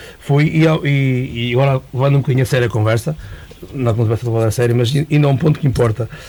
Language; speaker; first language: Portuguese; native; Portuguese